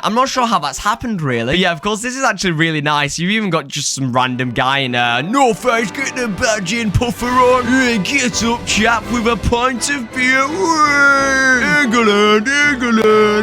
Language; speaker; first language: English; native; English